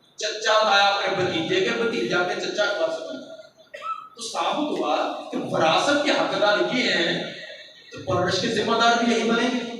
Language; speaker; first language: Urdu; non-native, local second language; Punjabi